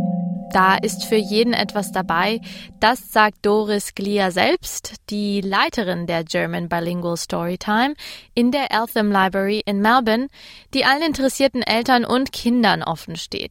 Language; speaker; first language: German; native; German